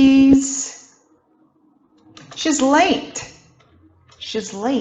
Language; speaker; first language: English; non-native, fluent; Portuguese